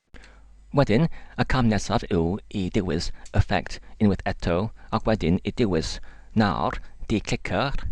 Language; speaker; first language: Welsh; non-native, learner; English